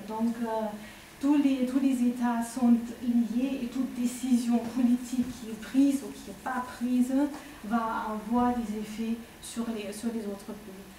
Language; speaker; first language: French; non-native, fluent; German